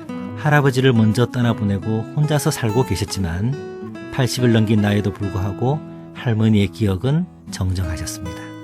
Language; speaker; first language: Korean; native; Korean